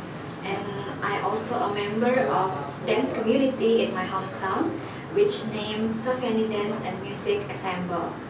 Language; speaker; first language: English; non-native, learner; Indonesian